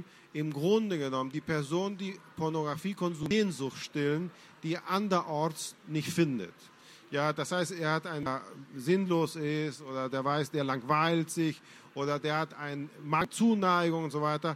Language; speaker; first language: German; non-native, fluent; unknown